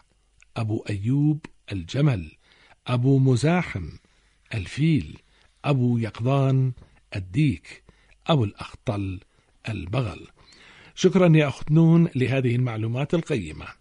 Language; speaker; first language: Arabic; native; Arabic